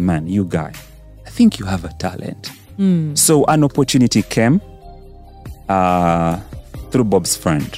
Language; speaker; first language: English; non-native, local second language; Ganda